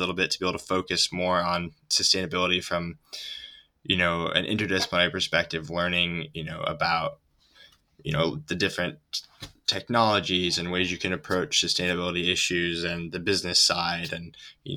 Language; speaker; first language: English; native; English